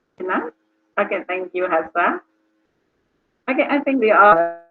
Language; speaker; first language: English; non-native, learner; Indonesian